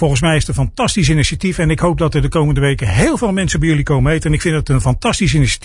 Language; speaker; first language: Dutch; native; Dutch